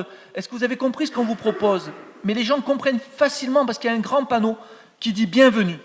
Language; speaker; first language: French; native; French